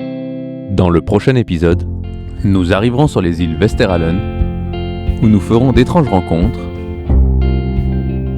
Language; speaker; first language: French; native; French